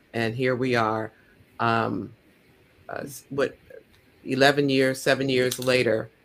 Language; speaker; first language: English; native; English